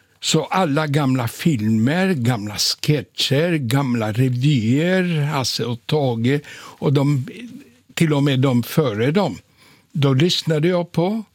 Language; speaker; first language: Swedish; non-native, fluent; Polish